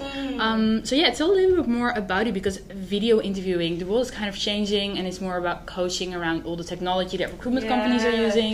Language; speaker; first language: English; non-native, fluent; Dutch